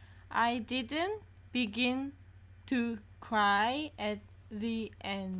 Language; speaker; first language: English; non-native, learner; Korean